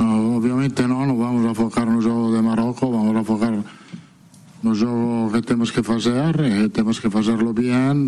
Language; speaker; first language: Portuguese; non-native, fluent; Italian